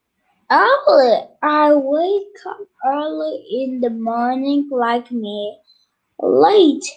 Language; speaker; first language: English; non-native, learner; Turkish